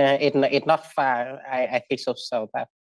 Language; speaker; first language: English; non-native, learner; Vietnamese